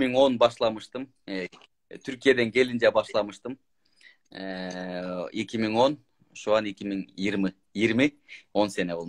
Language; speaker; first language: Turkish; non-native, learner; Kyrgyz